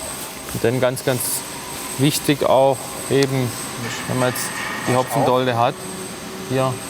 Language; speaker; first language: German; native; German